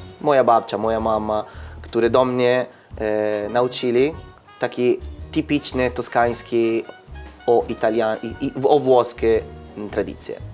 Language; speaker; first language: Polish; non-native, learner; Italian